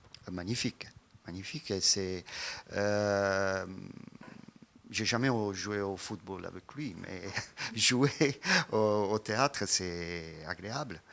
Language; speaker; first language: French; non-native, fluent; Italian